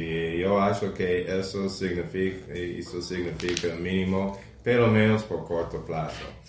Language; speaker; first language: Portuguese; non-native, fluent; English